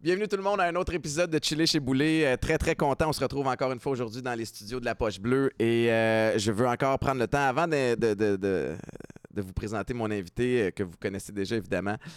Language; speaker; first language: French; native; French